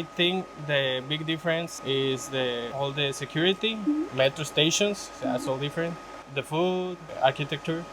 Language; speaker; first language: English; non-native, learner; Spanish